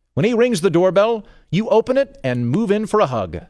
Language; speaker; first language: English; native; English